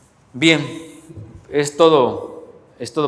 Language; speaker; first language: Spanish; native; Spanish